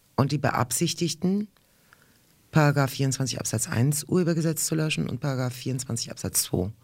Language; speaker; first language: German; early bilingual, other home language; Russian